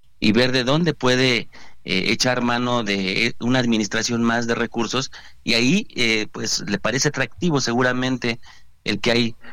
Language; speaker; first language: Spanish; native; Spanish